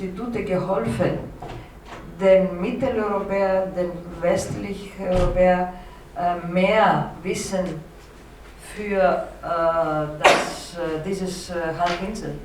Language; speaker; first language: German; non-native, fluent; Greek